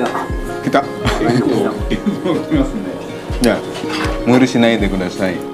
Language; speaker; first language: Japanese; non-native, learner; Indonesian